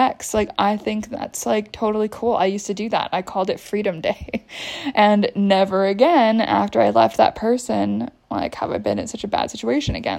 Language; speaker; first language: English; native; English